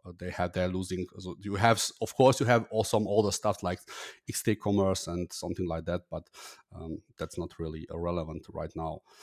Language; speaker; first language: English; non-native, fluent; German